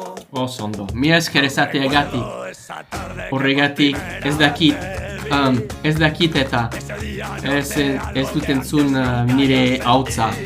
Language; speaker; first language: Basque; non-native, learner; English